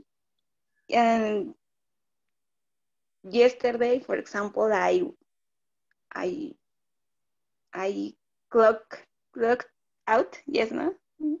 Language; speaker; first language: English; non-native, learner; Spanish